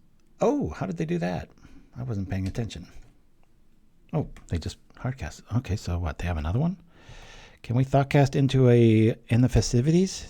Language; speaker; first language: English; native; English